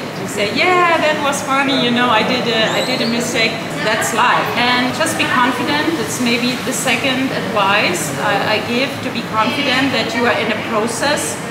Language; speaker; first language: English; non-native, fluent; German